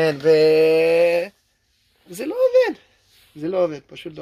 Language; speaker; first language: Hebrew; non-native, learner; English